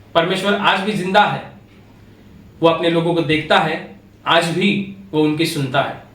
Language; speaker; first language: Hindi; non-native, local second language; Marathi